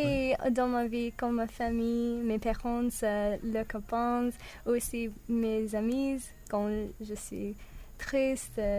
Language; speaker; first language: French; non-native, learner; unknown